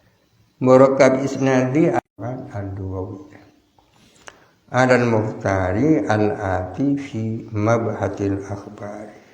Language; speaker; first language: Arabic; non-native, fluent; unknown